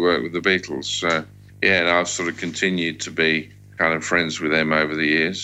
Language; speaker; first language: English; native; English